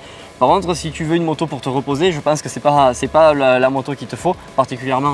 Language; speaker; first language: French; native; French